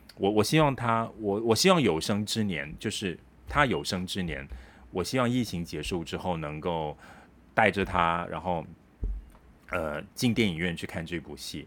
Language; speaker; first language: Chinese; native; Chinese